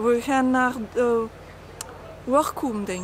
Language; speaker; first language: Dutch; non-native, learner; French